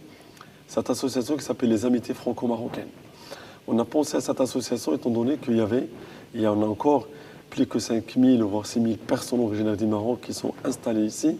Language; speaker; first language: French; non-native, local second language; Arabic